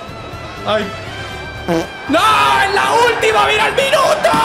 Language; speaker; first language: Spanish; native; Spanish